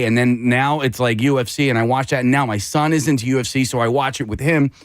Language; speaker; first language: English; native; English